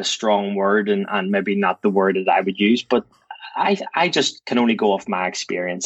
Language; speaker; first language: English; native; English